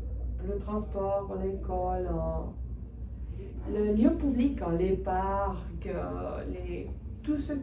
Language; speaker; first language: French; non-native, fluent; Spanish